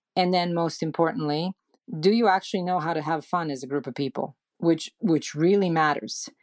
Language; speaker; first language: English; non-native, fluent; Serbian